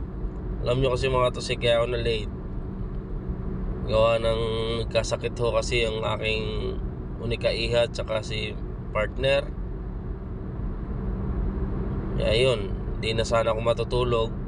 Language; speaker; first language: Filipino; native; Filipino